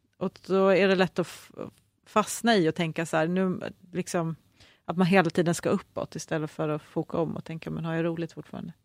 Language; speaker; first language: Swedish; native; Swedish